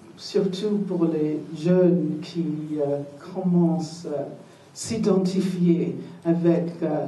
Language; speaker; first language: French; non-native, fluent; English